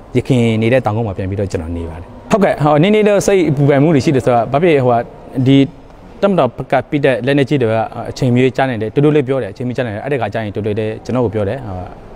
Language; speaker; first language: Burmese; non-native, local second language; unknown